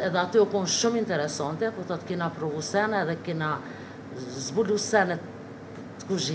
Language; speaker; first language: Albanian; native; Albanian